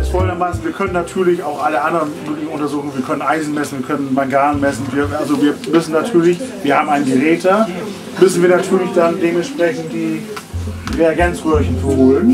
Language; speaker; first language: German; native; German